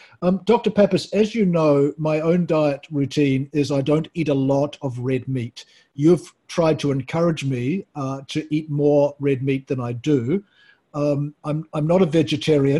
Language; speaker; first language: English; native; English